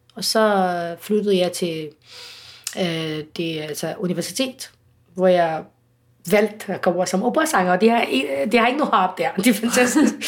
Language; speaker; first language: Danish; non-native, fluent; Arabic